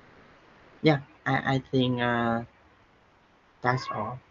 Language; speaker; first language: English; non-native, learner; Vietnamese